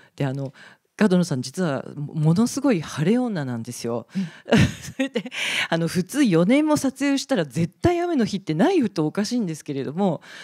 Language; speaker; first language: Japanese; native; Japanese